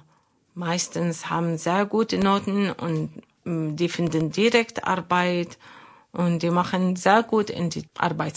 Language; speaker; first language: German; non-native, learner; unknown